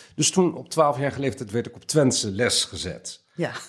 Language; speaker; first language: Dutch; native; Dutch